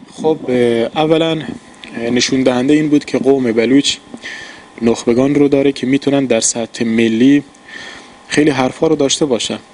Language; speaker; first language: Persian; non-native, local second language; Baluchi